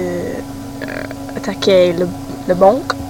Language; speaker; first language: French; non-native, learner; English